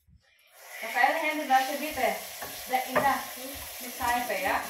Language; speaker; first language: German; non-native, learner; Filipino